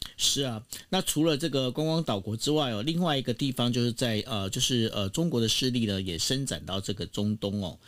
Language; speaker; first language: Chinese; native; Chinese